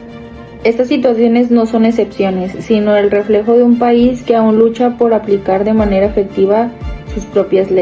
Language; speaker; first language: Spanish; native; Spanish